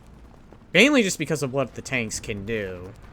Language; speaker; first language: English; native; English